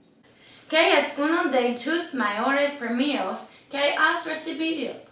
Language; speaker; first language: Spanish; non-native, learner; English